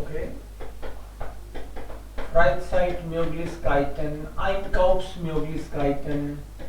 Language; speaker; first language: German; non-native, fluent; Hindi